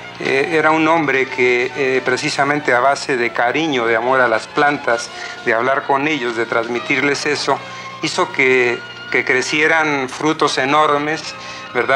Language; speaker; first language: Spanish; native; Spanish